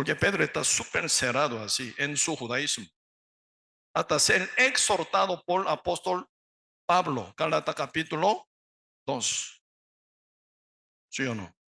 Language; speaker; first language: Spanish; non-native, learner; Korean